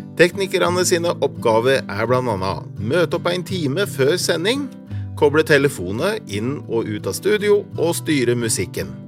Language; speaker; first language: Norwegian; native; Norwegian